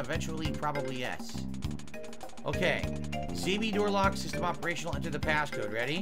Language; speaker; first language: English; native; English